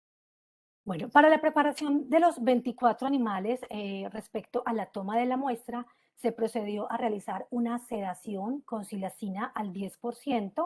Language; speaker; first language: Spanish; native; Spanish